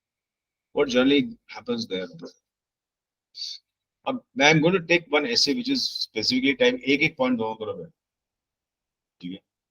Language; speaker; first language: English; non-native, local second language; Hindi